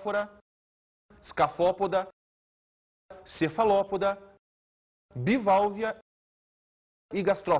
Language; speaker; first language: Portuguese; native; Portuguese